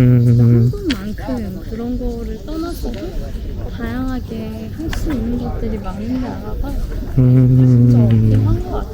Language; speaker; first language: Korean; non-native, fluent; Persian